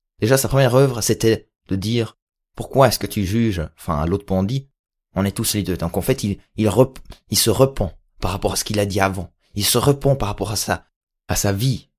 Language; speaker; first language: French; native; French